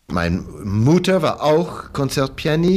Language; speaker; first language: German; non-native, fluent; English